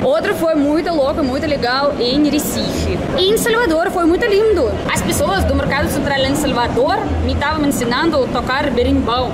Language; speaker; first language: Portuguese; non-native, fluent; Russian